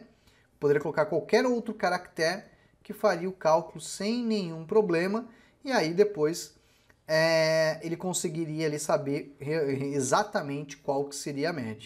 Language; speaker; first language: Portuguese; native; Portuguese